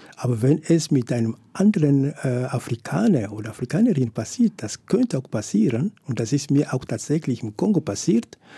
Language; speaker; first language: German; non-native, fluent; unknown